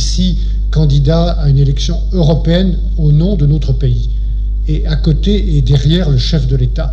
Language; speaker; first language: French; native; French